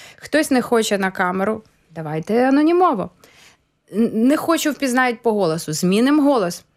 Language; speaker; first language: Ukrainian; native; Ukrainian